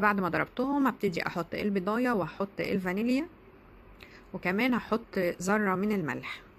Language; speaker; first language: Arabic; native; Arabic